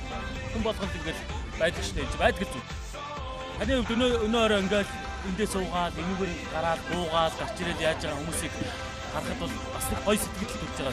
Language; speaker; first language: Mongolian; native; Mongolian